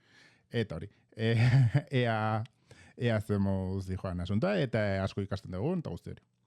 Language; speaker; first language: Basque; native; Basque